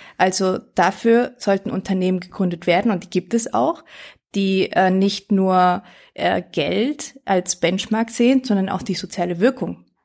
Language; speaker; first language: German; early bilingual, other home language; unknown